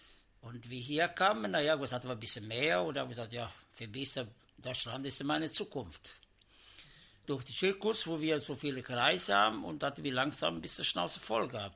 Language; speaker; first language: German; non-native, learner; Italian